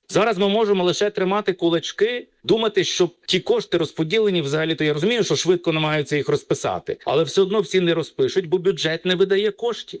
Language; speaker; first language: Ukrainian; native; Ukrainian